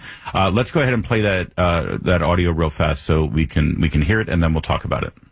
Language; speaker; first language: English; native; English